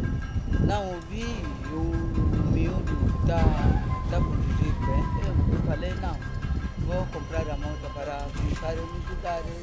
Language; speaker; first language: Portuguese; non-native, local second language; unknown